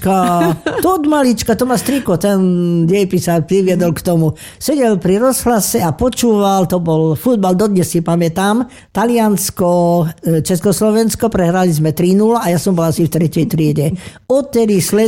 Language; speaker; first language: Slovak; native; Slovak